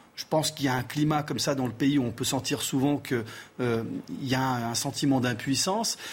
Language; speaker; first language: French; early bilingual, other home language; Portuguese